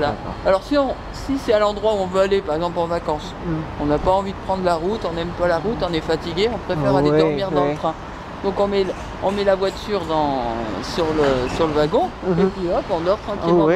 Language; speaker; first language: French; native; French